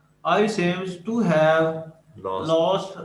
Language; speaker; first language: English; non-native, learner; Urdu